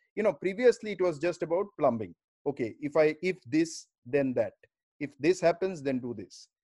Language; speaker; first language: English; non-native, local second language; Bangla